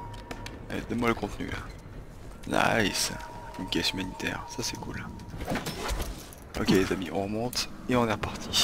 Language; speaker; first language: French; native; French